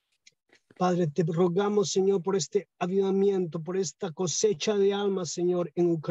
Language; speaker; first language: Spanish; native; Spanish